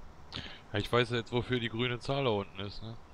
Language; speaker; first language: German; native; German